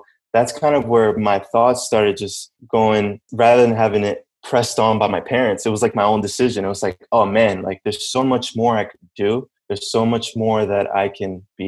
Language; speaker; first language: English; early bilingual, other home language; Spanish